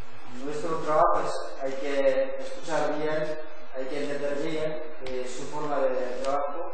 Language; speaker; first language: Spanish; non-native, learner; Korean